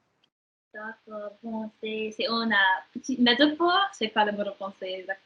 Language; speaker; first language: French; non-native, learner; English